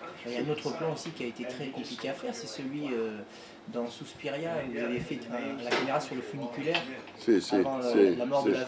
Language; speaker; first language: French; native; French